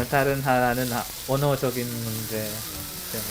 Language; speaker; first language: Korean; non-native, learner; Hungarian